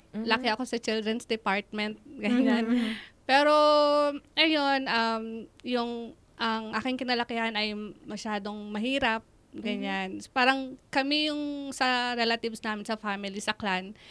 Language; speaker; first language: Filipino; native; Filipino